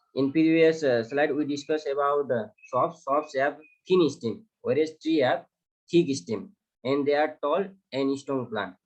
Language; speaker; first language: English; non-native, local second language; Nepali